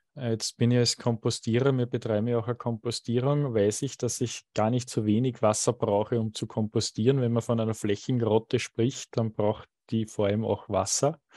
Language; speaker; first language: German; native; German